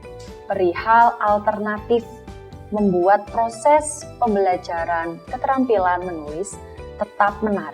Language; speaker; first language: Indonesian; native; Indonesian